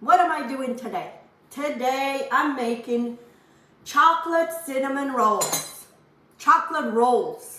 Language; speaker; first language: English; non-native, fluent; Portuguese